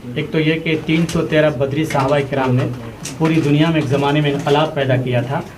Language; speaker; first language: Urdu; native; Urdu